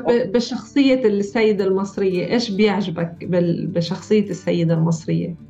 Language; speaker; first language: Arabic; native; Arabic